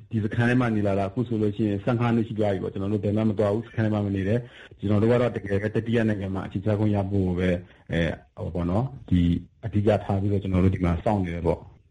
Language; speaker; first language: Burmese; native; Burmese